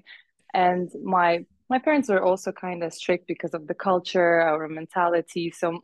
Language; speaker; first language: English; non-native, fluent; Uzbek